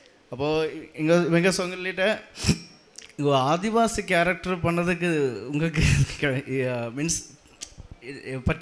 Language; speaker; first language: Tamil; non-native, learner; Malayalam